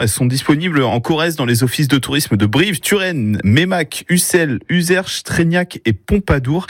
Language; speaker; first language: French; native; French